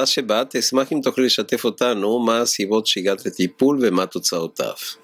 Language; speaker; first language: Hebrew; native; Hebrew